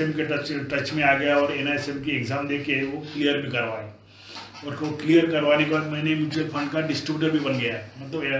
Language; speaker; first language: Hindi; non-native, local second language; Marathi